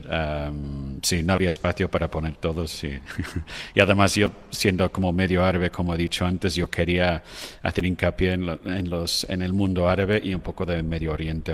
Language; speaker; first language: Spanish; non-native, fluent; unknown